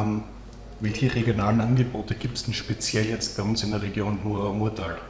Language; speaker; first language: German; native; German